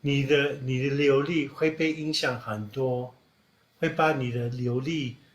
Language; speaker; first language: Chinese; non-native, fluent; English